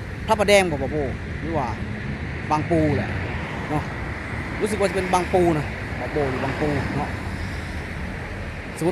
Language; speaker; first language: Thai; non-native, local second language; Northeastern Thai